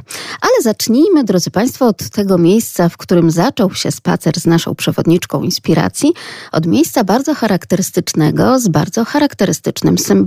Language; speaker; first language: Polish; native; Polish